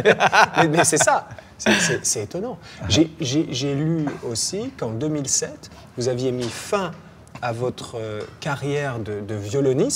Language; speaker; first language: French; native; French